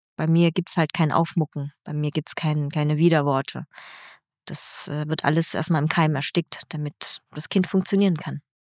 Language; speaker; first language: German; early bilingual, other home language; Vietnamese